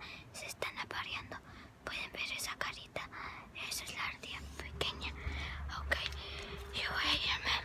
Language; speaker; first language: Spanish; early bilingual, heritage; Spanish